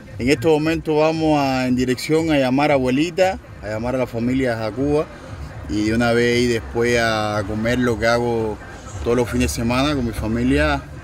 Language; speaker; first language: Spanish; native; Spanish